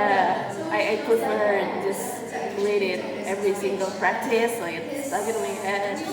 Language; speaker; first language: English; non-native, learner; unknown